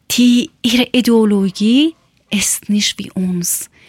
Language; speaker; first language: German; non-native, learner; Persian